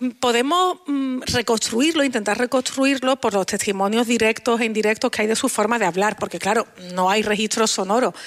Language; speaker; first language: Spanish; native; Spanish